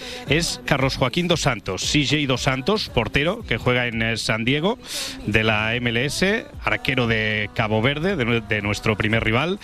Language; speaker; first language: Spanish; native; Spanish